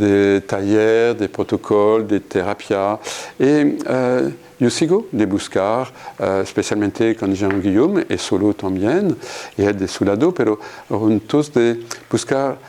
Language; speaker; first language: Spanish; non-native, fluent; French